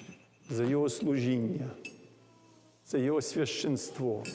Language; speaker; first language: Ukrainian; early bilingual, heritage; English